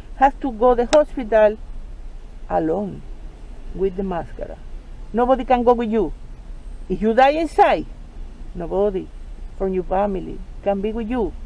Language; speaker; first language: English; non-native, learner; Spanish